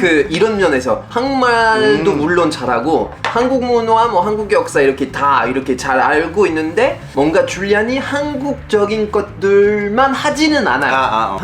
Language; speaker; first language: Korean; non-native, fluent; French